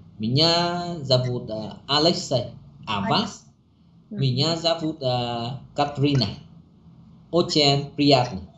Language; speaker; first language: Russian; non-native, learner; Vietnamese